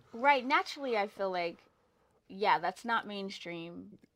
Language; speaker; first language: English; native; English